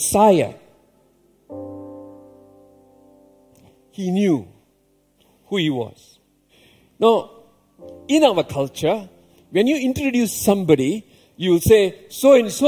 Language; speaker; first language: English; non-native, local second language; Tamil